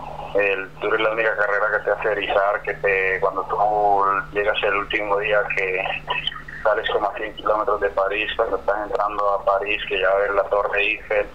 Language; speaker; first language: Spanish; native; Spanish